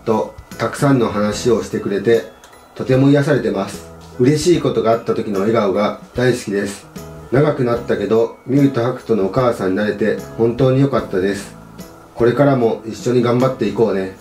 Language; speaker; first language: Japanese; native; Japanese